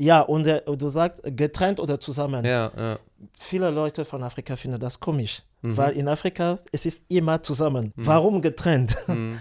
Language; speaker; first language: German; non-native, learner; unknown